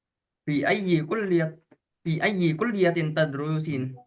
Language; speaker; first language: Arabic; non-native, learner; Indonesian